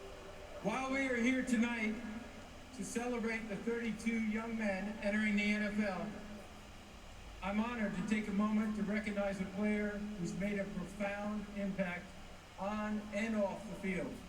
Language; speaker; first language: English; native; English